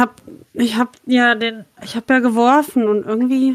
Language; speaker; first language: German; native; German